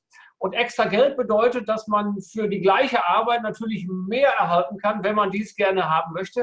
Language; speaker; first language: German; native; German